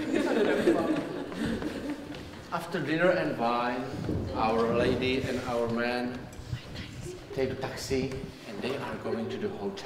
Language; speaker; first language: English; non-native, learner; Czech